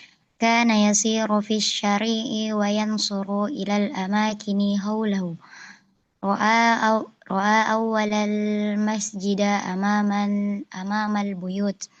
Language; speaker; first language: Arabic; non-native, learner; Indonesian